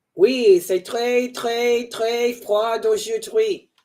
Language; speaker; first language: French; non-native, learner; English